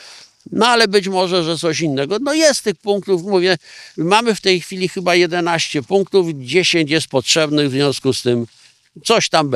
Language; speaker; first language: Polish; native; Polish